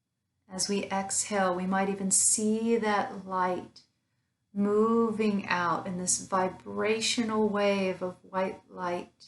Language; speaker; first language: English; native; English